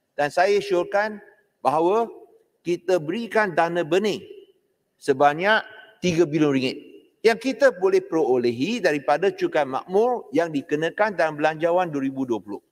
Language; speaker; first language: Malay; non-native, local second language; Chinese